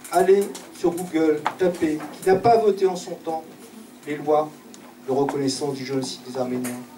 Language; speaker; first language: French; native; French